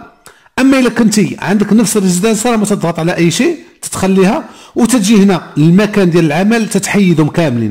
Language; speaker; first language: Arabic; native; Arabic